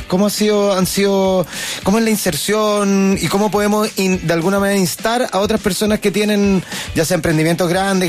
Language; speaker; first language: Spanish; native; Spanish